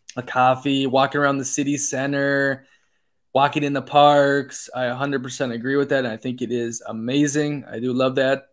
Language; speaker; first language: English; native; English